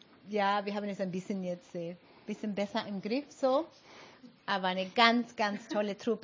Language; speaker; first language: German; non-native, fluent; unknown